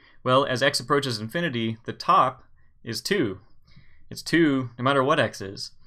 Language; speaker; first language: English; native; English